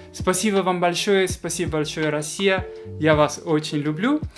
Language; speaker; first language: Russian; non-native, fluent; Spanish